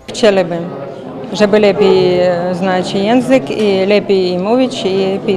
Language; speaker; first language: Polish; early bilingual, heritage; Russian